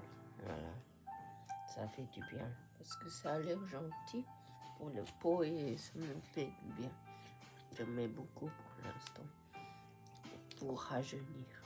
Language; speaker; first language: French; non-native, fluent; Japanese